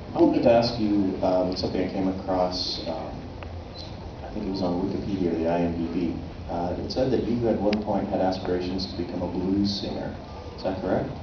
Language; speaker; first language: English; native; English